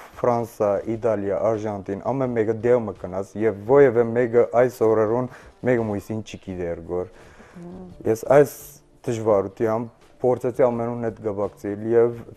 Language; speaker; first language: Armenian; early bilingual, heritage; Armenian